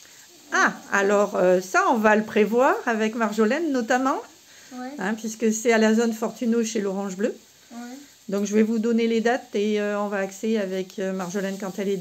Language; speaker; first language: French; native; French